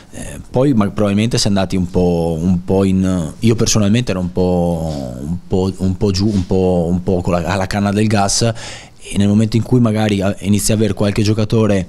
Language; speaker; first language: Italian; native; Italian